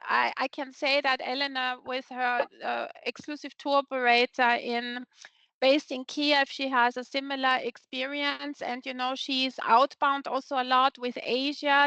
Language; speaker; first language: English; non-native, fluent; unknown